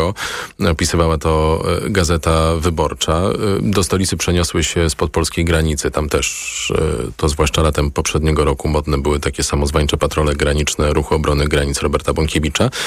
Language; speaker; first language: Polish; native; Polish